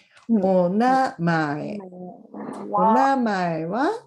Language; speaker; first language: Japanese; non-native, fluent; English